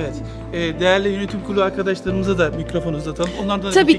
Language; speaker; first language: Turkish; native; Turkish